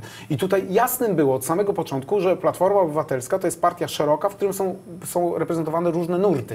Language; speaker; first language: Polish; native; Polish